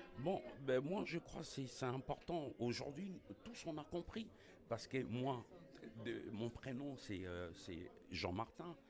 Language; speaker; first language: French; non-native, local second language; Lingala